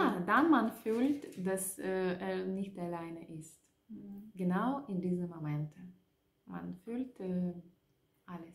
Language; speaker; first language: German; non-native, learner; Russian